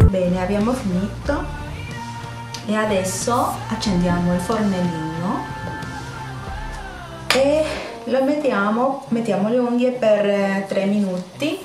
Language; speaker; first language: Italian; non-native, fluent; Spanish